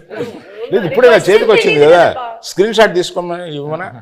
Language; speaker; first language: Telugu; native; Telugu